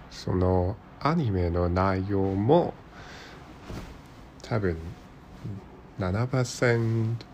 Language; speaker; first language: Japanese; non-native, learner; Cantonese